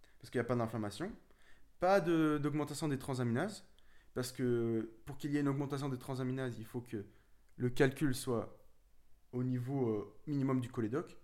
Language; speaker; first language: French; early bilingual, other home language; Arabic